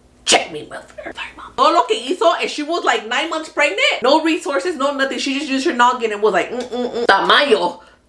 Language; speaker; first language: English; early bilingual, other home language; Spanish